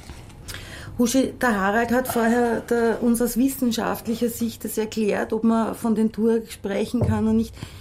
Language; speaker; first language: German; native; German